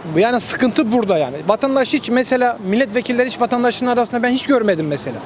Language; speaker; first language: Turkish; native; Turkish